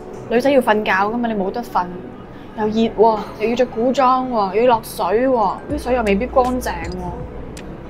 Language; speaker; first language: Cantonese; early bilingual, heritage; Cantonese